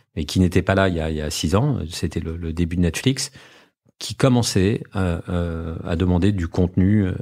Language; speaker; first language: French; native; French